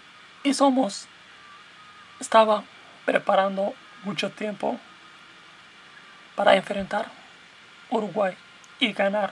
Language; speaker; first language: Spanish; non-native, learner; English